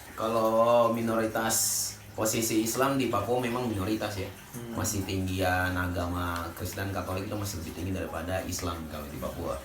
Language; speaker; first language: Indonesian; native; Indonesian